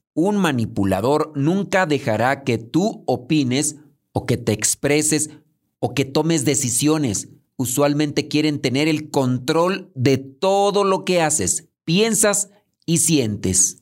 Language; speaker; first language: Spanish; native; Spanish